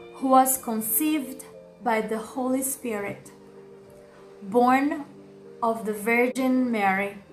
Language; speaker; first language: English; non-native, fluent; Portuguese